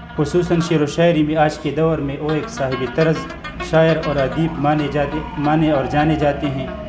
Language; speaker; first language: Urdu; non-native, local second language; Pashto